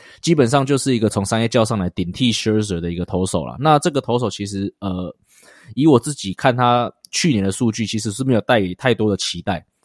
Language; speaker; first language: Chinese; native; Chinese